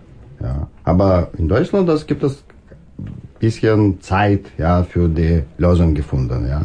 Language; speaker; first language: German; non-native, learner; Russian